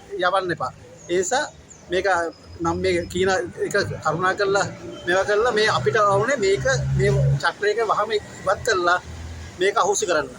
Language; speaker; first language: Sinhala; native; Sinhala